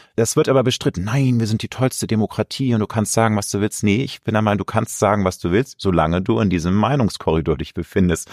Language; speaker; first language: German; native; German